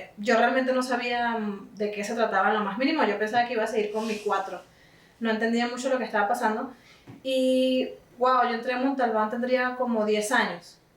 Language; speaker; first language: Spanish; native; Spanish